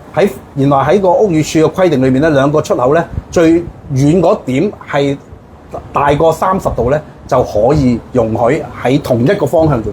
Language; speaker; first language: Cantonese; native; Cantonese